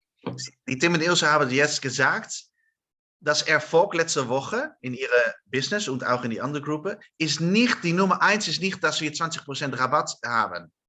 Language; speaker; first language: German; non-native, learner; Dutch